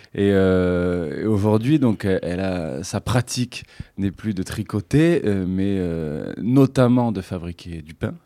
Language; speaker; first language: French; native; French